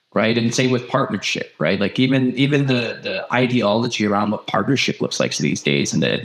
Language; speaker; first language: English; native; English